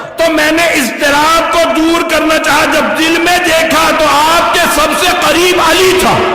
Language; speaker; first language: Urdu; native; Urdu